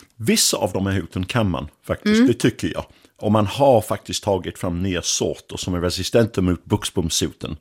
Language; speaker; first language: Swedish; non-native, fluent; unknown